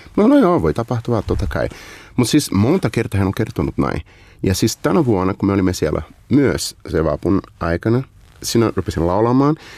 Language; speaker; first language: Finnish; non-native, fluent; Portuguese